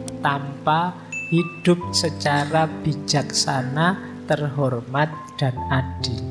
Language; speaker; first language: Indonesian; native; Indonesian